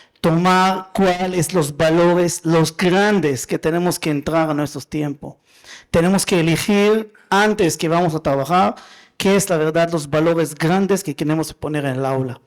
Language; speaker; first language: Spanish; non-native, fluent; Hebrew